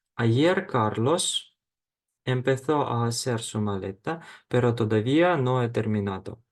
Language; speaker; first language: Spanish; non-native, fluent; Ukrainian